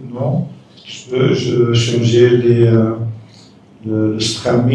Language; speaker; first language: French; non-native, fluent; Dutch